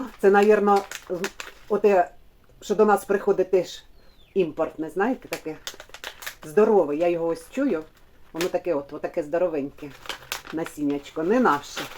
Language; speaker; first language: Ukrainian; non-native, local second language; Russian